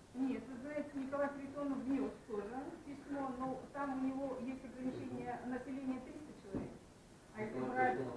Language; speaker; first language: Russian; native; Russian